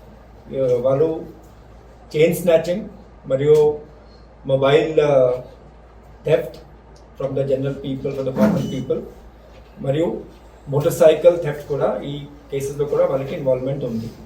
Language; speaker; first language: Telugu; non-native, local second language; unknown